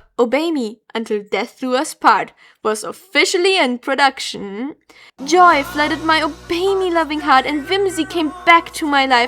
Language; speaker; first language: English; native; English